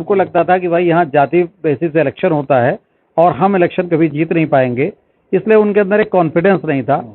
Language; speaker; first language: Hindi; native; Hindi